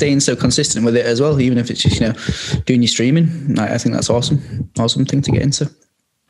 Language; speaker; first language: English; native; English